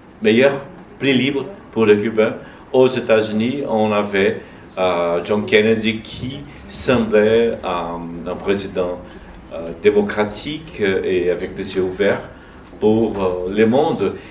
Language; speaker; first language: French; non-native, fluent; Portuguese